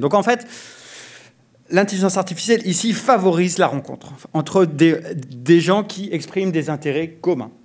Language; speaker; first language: French; native; French